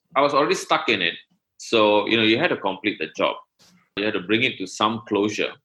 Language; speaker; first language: English; non-native, local second language; Tamil